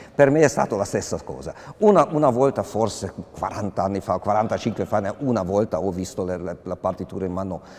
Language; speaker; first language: Italian; non-native, fluent; Hungarian